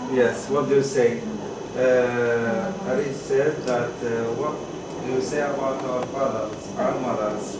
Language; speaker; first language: English; non-native, learner; Arabic